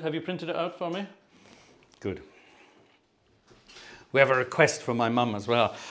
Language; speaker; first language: English; native; English